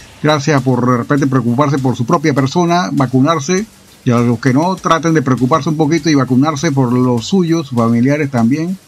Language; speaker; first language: Spanish; native; Spanish